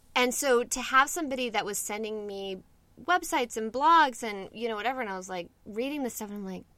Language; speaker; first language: English; native; English